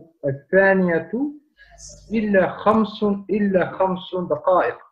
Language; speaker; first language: Arabic; non-native, learner; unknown